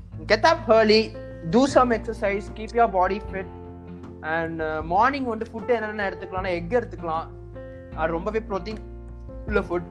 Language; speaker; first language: English; non-native, local second language; Tamil